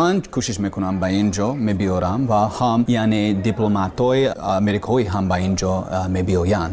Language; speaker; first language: Persian; non-native, learner; English